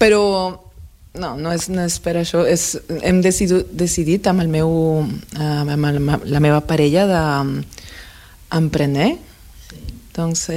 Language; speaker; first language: Catalan; non-native, fluent; Spanish